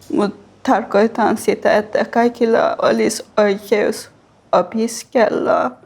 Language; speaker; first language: Finnish; non-native, fluent; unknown